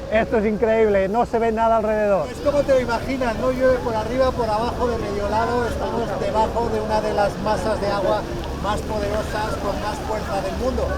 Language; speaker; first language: Spanish; native; Spanish